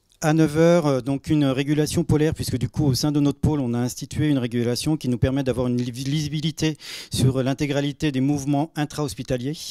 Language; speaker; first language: French; native; French